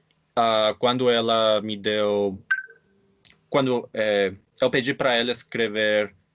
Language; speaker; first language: Portuguese; non-native, fluent; English